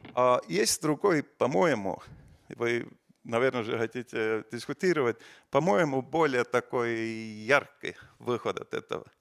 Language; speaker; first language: Russian; non-native, fluent; Estonian